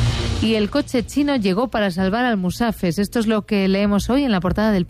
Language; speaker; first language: Spanish; native; Spanish